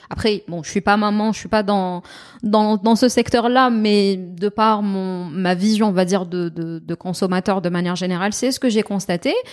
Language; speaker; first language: French; non-native, local second language; Arabic